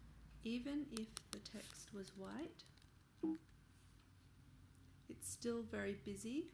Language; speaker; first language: English; native; English